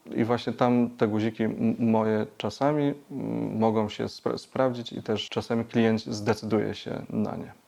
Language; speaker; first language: Polish; native; Polish